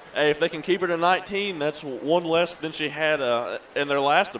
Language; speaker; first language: English; native; English